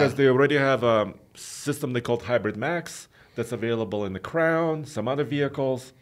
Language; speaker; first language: English; native; English